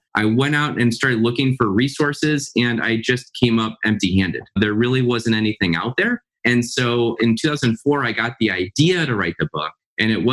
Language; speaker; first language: English; native; English